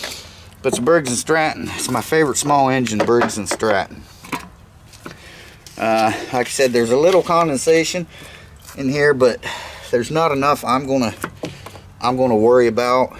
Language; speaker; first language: English; native; English